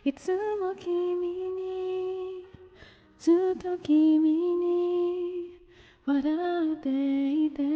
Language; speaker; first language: Japanese; non-native, learner; English